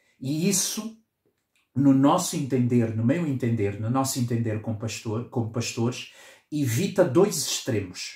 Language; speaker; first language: Portuguese; native; Portuguese